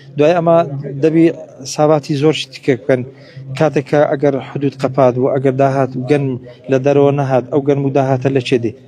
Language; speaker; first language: Central Kurdish; native; Central Kurdish